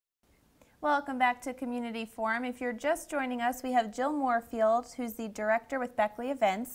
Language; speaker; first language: English; native; English